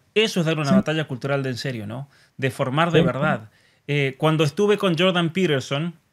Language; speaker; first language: Spanish; native; Spanish